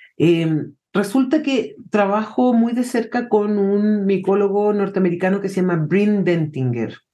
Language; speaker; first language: Spanish; early bilingual, heritage; Spanish